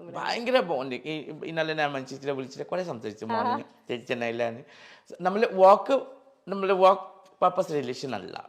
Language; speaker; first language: Malayalam; non-native, learner; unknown